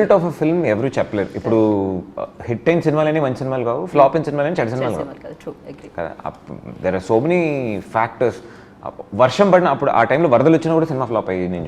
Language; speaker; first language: Telugu; native; Telugu